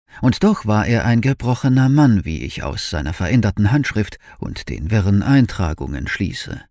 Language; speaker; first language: German; native; German